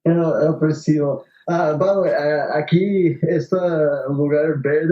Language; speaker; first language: Portuguese; non-native, learner; Spanish